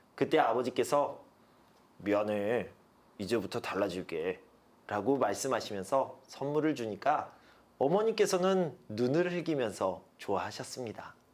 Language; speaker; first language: Korean; native; Korean